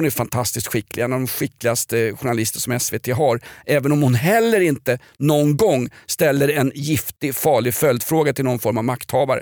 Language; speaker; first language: Swedish; native; Swedish